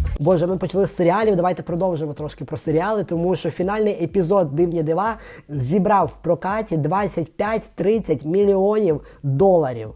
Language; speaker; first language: Ukrainian; non-native, local second language; Russian